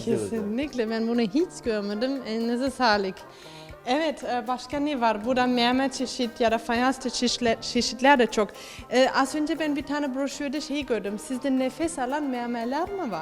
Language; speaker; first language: Turkish; early bilingual, heritage; Turkish